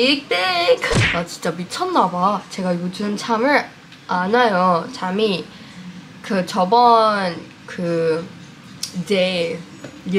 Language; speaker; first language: Korean; non-native, fluent; English